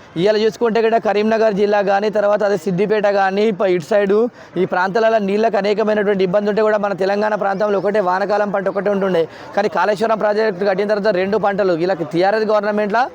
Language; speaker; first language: Telugu; native; Telugu